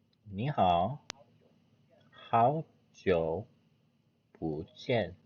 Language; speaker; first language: Chinese; non-native, learner; English